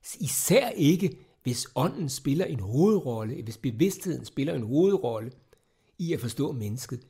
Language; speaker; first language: Danish; native; Danish